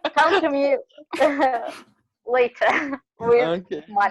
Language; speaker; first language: English; non-native, learner; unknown